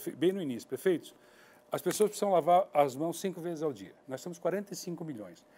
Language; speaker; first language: Portuguese; native; Portuguese